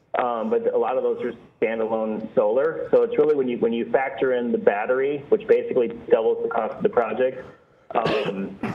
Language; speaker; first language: English; native; English